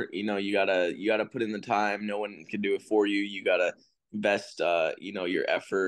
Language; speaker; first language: English; native; English